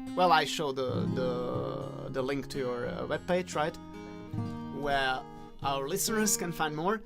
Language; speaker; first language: English; non-native, fluent; Czech